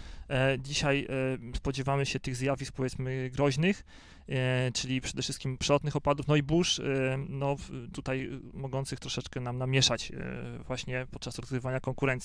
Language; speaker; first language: Polish; native; Polish